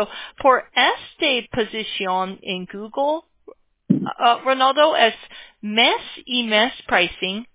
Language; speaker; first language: Spanish; non-native, learner; English